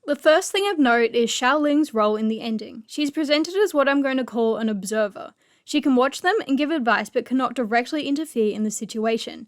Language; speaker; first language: English; native; English